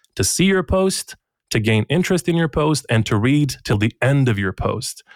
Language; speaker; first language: English; non-native, fluent; Bosnian